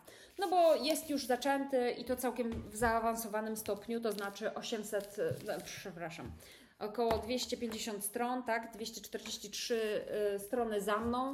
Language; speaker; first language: Polish; native; Polish